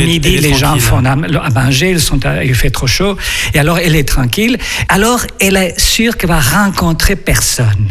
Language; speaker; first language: French; non-native, fluent; Spanish